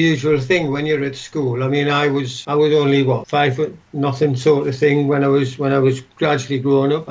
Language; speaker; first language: English; native; English